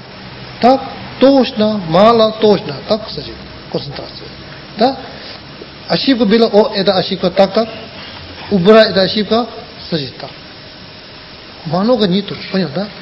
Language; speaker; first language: Russian; non-native, learner; Tibetan